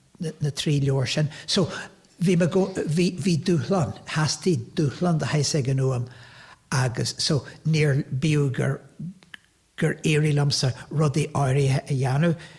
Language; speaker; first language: Irish; native; Irish